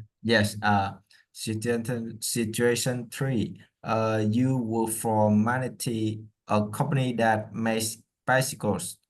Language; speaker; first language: English; non-native, learner; Vietnamese